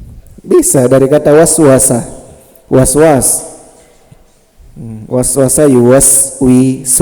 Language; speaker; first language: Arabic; non-native, fluent; Indonesian